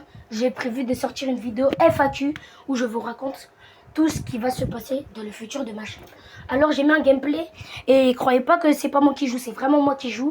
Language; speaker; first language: French; native; French